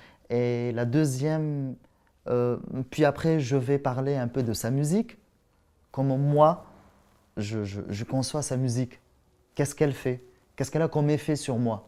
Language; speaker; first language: French; non-native, local second language; Arabic